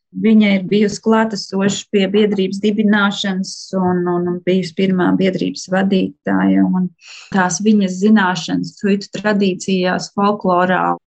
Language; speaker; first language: Latvian; native; Latvian